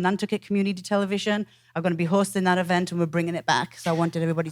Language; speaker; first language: English; native; English